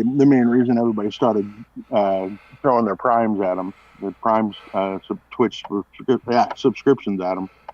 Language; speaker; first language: English; native; English